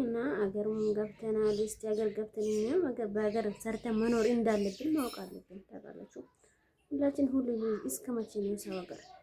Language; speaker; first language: Amharic; non-native, local second language; Oromo